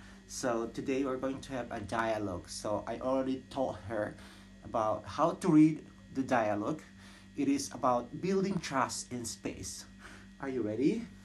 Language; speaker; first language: English; non-native, local second language; Filipino